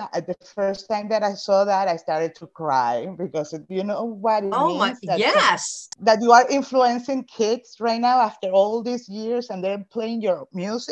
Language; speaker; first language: English; non-native, fluent; Spanish